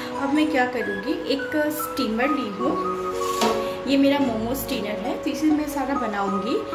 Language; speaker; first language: Hindi; non-native, local second language; Bangla